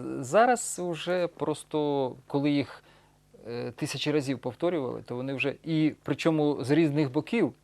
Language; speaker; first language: Ukrainian; non-native, local second language; Russian